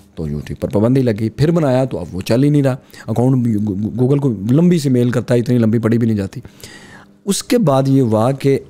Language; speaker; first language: Urdu; non-native, local second language; Punjabi